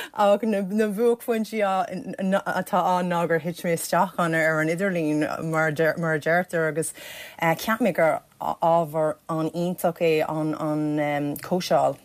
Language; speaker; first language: Irish; non-native, local second language; English